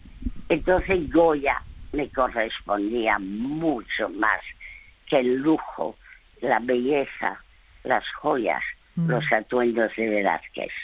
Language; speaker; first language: Spanish; early bilingual, other home language; French